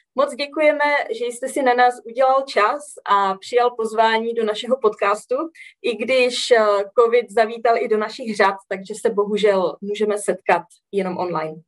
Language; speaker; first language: Czech; native; Czech